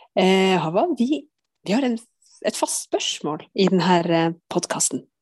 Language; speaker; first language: Norwegian; native; Norwegian